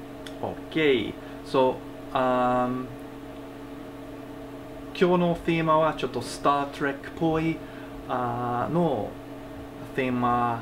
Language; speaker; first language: Japanese; non-native, learner; English